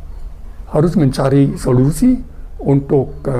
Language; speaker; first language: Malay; non-native, fluent; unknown